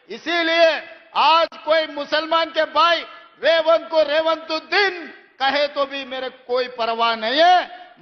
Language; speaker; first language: Hindi; non-native, local second language; Telugu